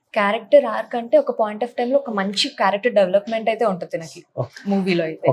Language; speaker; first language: Telugu; native; Telugu